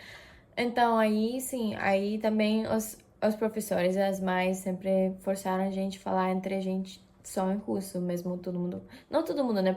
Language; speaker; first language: Portuguese; non-native, fluent; Japanese